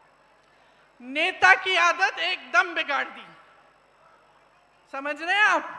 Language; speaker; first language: Hindi; native; Hindi